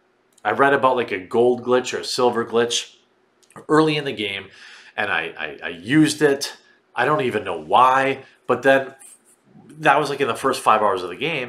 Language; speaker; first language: English; native; English